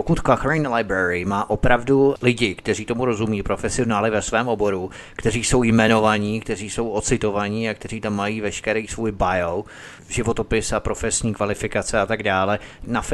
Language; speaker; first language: Czech; native; Czech